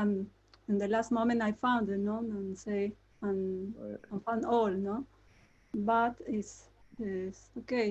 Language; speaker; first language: English; non-native, learner; Spanish